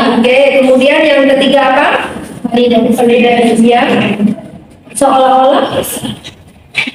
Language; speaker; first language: Indonesian; native; Indonesian